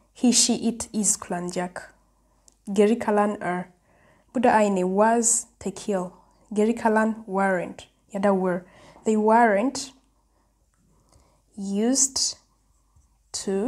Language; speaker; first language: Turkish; non-native, learner; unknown